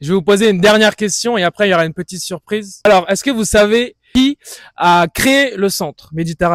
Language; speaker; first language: French; native; French